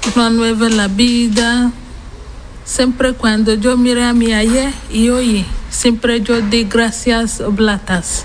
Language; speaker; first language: Spanish; non-native, learner; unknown